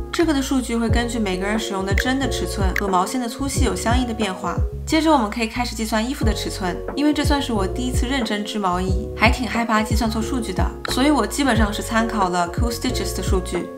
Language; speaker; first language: Chinese; native; Chinese